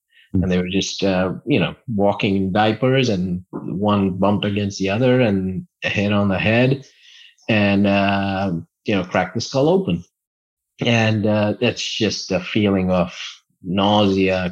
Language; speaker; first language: English; non-native, local second language; Gujarati